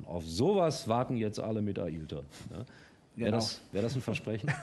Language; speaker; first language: German; native; German